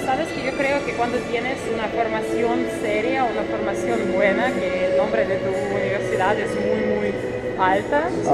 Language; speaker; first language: Spanish; non-native, fluent; Russian